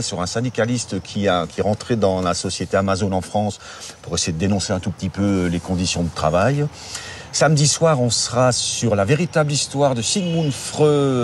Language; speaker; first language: French; native; French